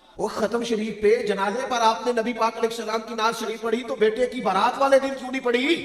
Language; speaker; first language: Urdu; non-native, local second language; Punjabi